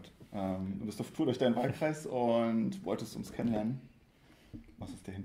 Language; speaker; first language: German; native; German